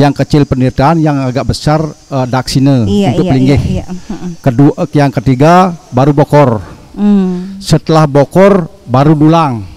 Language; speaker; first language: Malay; non-native, local second language; Balinese